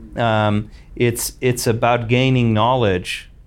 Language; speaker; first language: English; native; English